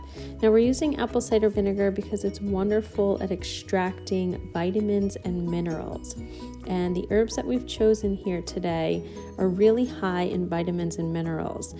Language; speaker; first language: English; native; English